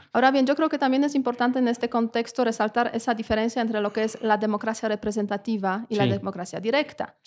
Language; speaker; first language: Spanish; non-native, fluent; Polish